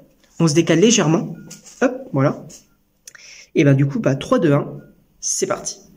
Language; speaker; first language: French; native; French